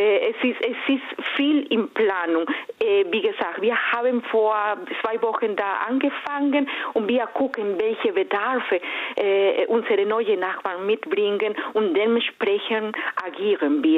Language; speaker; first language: German; non-native, fluent; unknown